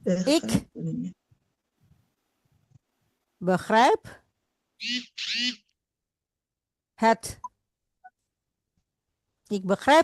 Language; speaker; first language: Dutch; non-native, fluent; Indonesian